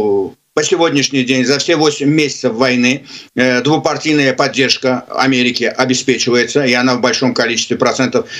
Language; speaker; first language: Russian; non-native, local second language; Azerbaijani